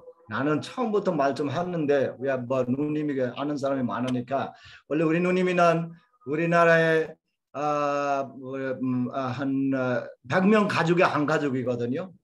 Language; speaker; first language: Korean; non-native, fluent; Bangla